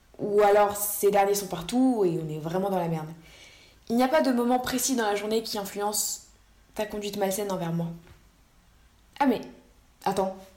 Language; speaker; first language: French; native; French